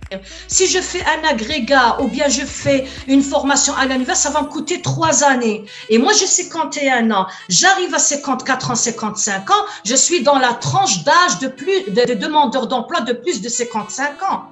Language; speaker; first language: French; non-native, local second language; Arabic